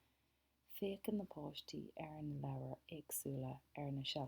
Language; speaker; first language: Irish; non-native, local second language; English